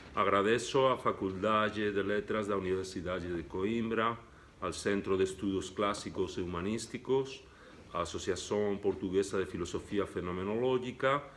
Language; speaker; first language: Portuguese; non-native, learner; Spanish